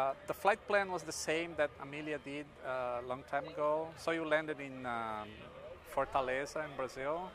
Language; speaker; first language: English; non-native, fluent; Portuguese